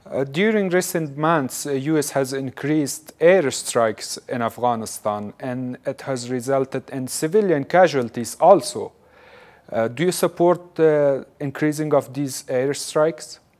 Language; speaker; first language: English; non-native, fluent; Persian